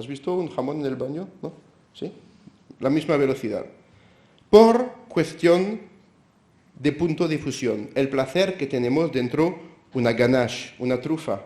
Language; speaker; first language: Spanish; non-native, fluent; French